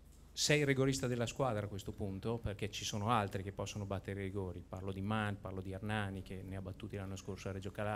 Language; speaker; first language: Italian; native; Italian